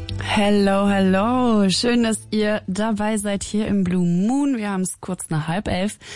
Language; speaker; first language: German; early bilingual, other home language; Arabic